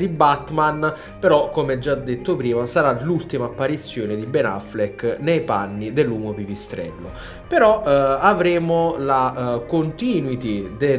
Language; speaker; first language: Italian; native; Italian